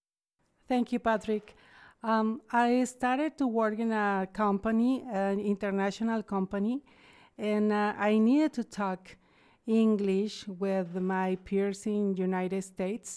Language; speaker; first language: English; non-native, fluent; Spanish